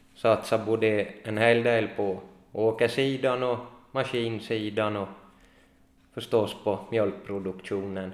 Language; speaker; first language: Swedish; native; Swedish